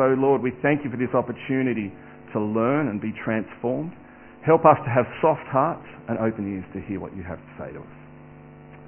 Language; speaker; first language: English; native; English